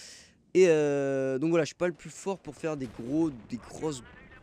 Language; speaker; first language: French; native; French